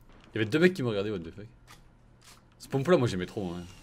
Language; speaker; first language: French; native; French